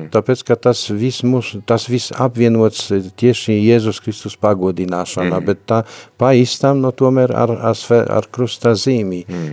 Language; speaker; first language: Latvian; non-native, fluent; Polish